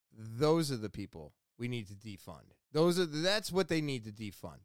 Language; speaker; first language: English; native; English